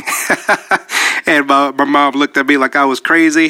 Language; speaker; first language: English; early bilingual, other home language; Spanish